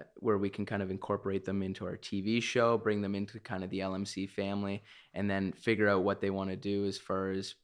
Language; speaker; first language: English; native; English